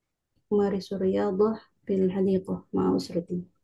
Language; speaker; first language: Arabic; non-native, learner; Indonesian